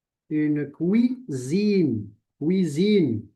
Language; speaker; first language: French; non-native, local second language; Arabic